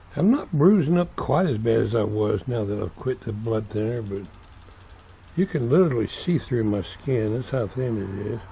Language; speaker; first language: English; native; English